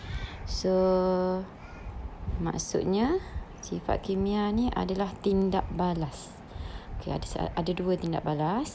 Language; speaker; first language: Malay; native; Malay